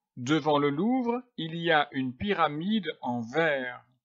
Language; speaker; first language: French; native; French